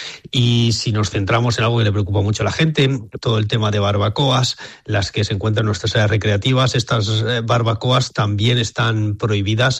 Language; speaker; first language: Spanish; native; Spanish